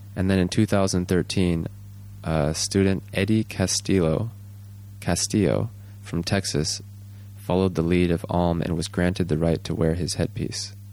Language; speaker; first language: English; early bilingual, other home language; Japanese